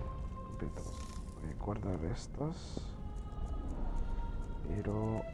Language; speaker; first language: Spanish; non-native, learner; French